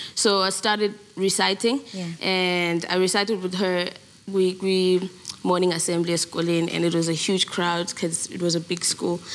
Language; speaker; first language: English; non-native, local second language; Zulu